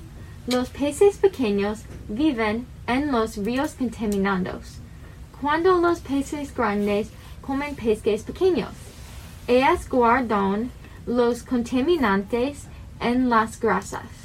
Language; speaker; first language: Spanish; non-native, learner; English